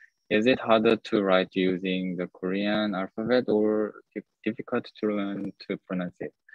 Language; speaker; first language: English; non-native, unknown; Korean